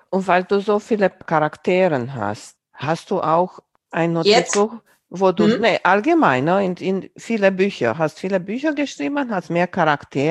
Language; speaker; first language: German; non-native, fluent; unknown